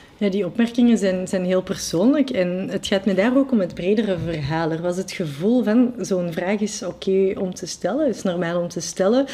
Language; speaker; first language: Dutch; non-native, local second language; French